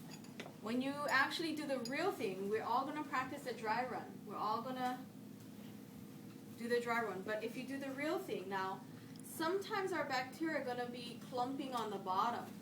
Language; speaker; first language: English; native; English